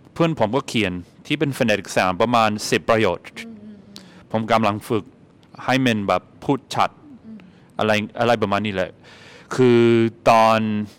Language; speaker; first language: Thai; non-native, fluent; English